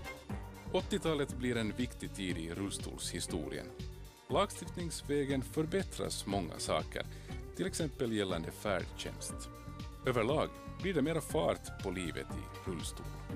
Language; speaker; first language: Swedish; native; Swedish